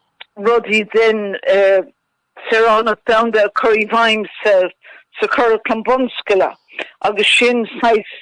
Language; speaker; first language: Irish; non-native, local second language; English